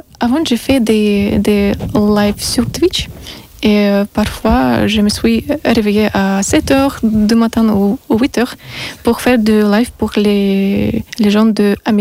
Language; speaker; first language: French; non-native, learner; Russian